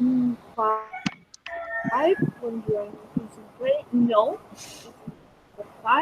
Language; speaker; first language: English; non-native, fluent; Spanish